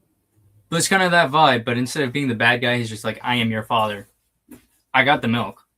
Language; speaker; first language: English; native; English